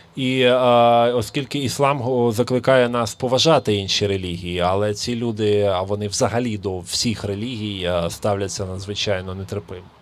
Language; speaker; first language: Ukrainian; native; Ukrainian